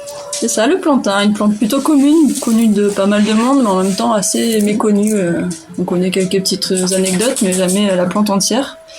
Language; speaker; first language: French; native; French